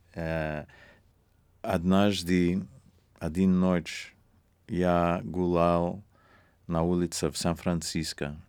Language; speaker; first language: Russian; non-native, learner; English